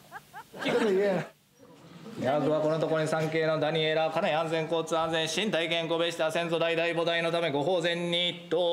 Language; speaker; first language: Japanese; native; Japanese